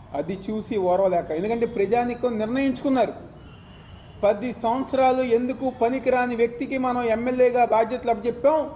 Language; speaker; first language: Telugu; native; Telugu